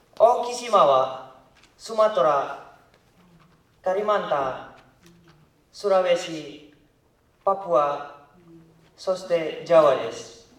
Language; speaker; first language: Japanese; non-native, learner; Indonesian